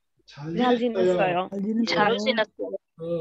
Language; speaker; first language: Korean; non-native, learner; Bangla